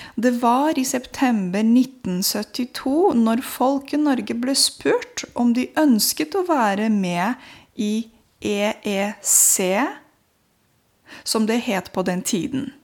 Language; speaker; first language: Norwegian; non-native, fluent; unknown